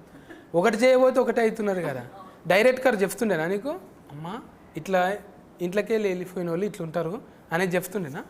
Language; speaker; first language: Telugu; native; Telugu